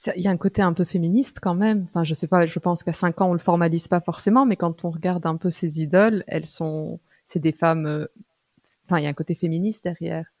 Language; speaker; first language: French; early bilingual, other home language; Arabic